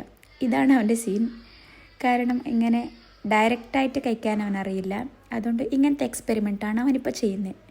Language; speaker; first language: Malayalam; native; Malayalam